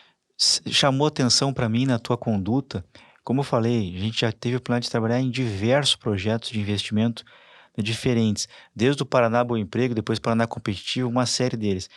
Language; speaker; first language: Portuguese; native; Portuguese